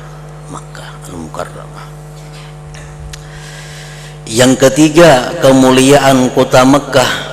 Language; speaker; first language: Indonesian; non-native, local second language; Banjar